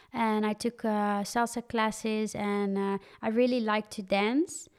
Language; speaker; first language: English; non-native, fluent; Dutch